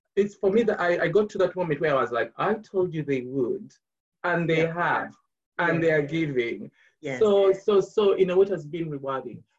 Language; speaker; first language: English; non-native, local second language; Ganda